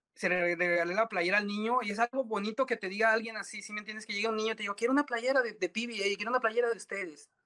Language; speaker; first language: Spanish; native; Spanish